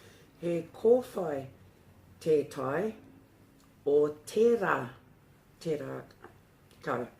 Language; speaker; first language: Māori; non-native, learner; English